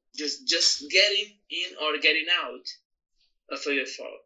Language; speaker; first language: English; non-native, learner; Portuguese